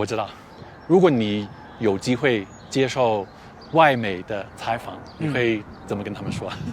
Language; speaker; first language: Chinese; early bilingual, heritage; Chinese